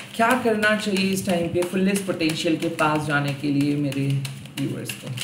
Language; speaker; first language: Hindi; non-native, local second language; Bangla